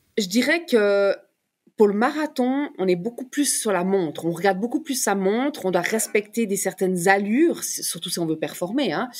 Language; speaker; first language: French; native; French